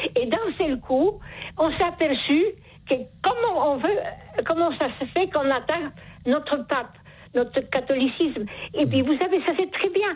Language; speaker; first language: French; non-native, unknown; Polish